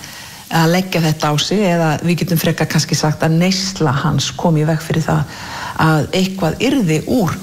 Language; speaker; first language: Icelandic; native; Icelandic